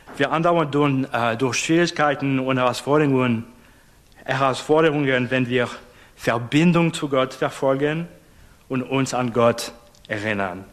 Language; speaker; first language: German; non-native, fluent; English